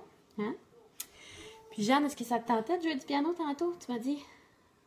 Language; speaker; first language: French; native; French